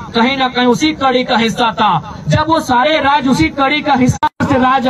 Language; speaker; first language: Hindi; native; Hindi